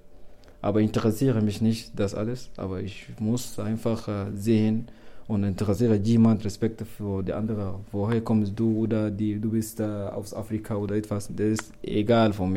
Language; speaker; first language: German; non-native, learner; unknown